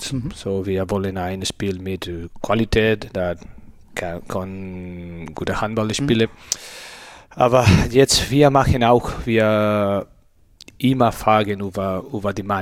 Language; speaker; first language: German; non-native, learner; Spanish